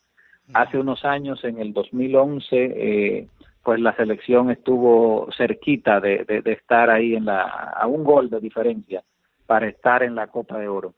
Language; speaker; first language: Spanish; native; Spanish